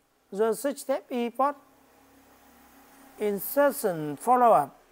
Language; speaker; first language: English; non-native, learner; Vietnamese